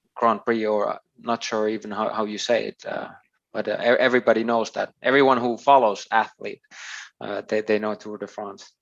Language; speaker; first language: English; non-native, fluent; Finnish